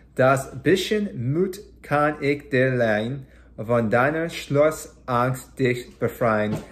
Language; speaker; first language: German; non-native, learner; English